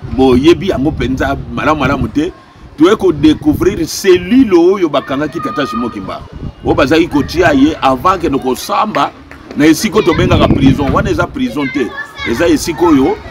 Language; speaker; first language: Lingala; non-native, local second language; Kongo